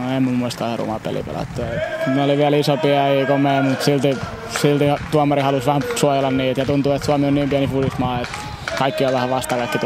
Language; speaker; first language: Finnish; native; Finnish